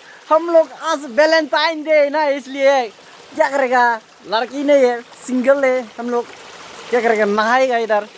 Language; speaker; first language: Hindi; non-native, local second language; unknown